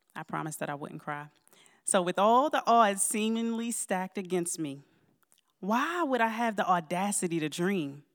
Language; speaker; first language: English; native; English